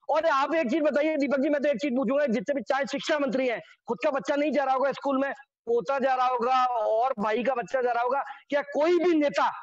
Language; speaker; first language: Hindi; native; Hindi